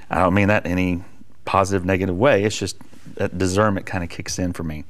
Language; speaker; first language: English; native; English